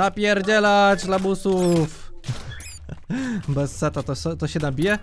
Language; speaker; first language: Polish; native; Polish